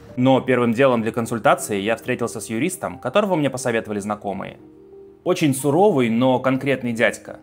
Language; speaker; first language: Russian; native; Russian